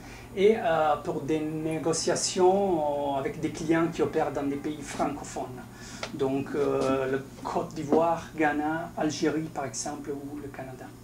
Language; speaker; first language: French; non-native, fluent; Italian